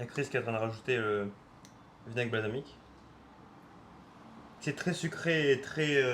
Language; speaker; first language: French; native; French